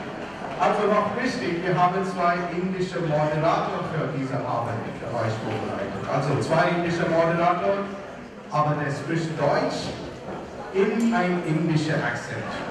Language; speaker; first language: German; non-native, fluent; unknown